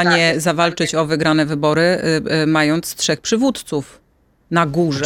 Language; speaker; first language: Polish; native; Polish